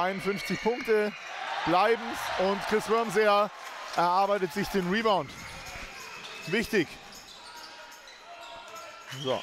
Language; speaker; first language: German; native; German